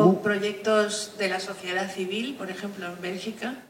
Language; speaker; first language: Spanish; native; Spanish